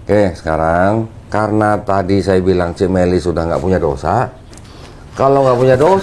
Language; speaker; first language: Indonesian; native; Indonesian